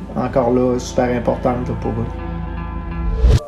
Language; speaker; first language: French; native; French